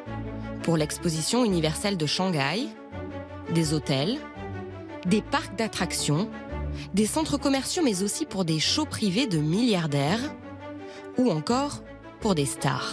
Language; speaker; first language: French; native; French